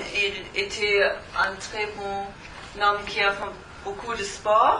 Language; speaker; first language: French; non-native, learner; German